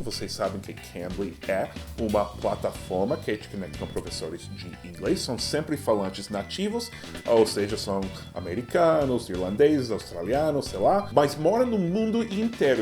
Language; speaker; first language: Portuguese; non-native, fluent; English